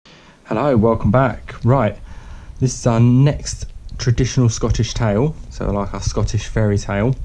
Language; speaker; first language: English; native; English